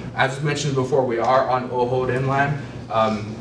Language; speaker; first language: English; native; English